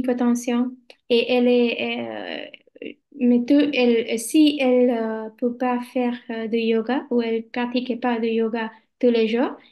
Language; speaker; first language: French; non-native, learner; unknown